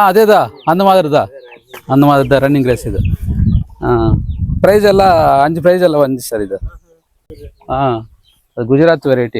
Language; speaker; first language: Tamil; non-native, local second language; Telugu